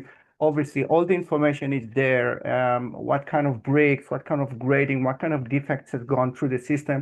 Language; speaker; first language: English; non-native, fluent; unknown